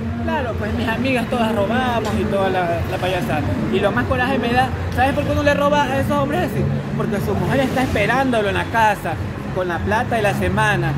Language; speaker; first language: Spanish; native; Spanish